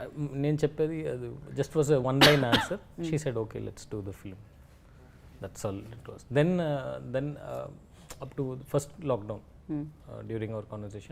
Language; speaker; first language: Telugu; non-native, learner; Tamil